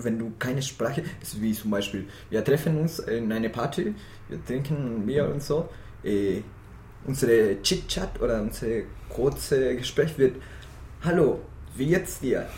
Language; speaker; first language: German; non-native, fluent; Spanish